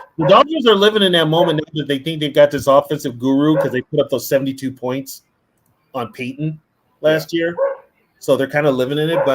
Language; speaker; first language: English; native; English